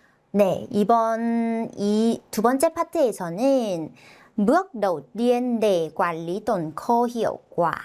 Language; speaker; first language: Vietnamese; non-native, fluent; Korean